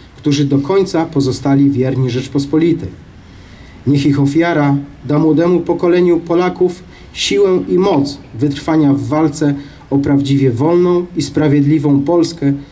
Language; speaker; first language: Polish; native; Polish